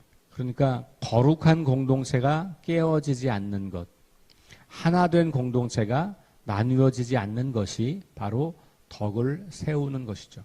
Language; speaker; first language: Korean; native; Korean